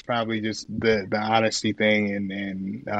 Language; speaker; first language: English; native; English